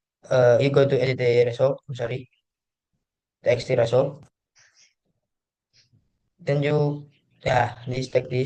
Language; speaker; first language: English; non-native, learner; Indonesian